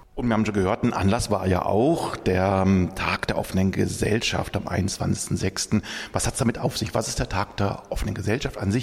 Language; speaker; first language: German; native; German